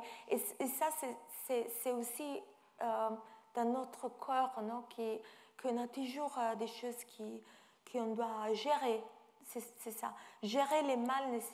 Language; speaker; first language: French; non-native, fluent; Italian